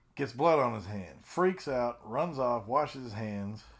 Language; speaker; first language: English; native; English